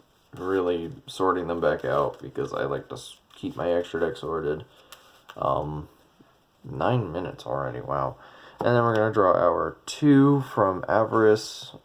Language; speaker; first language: English; native; English